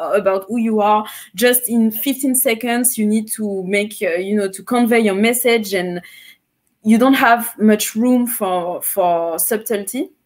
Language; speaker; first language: English; non-native, fluent; French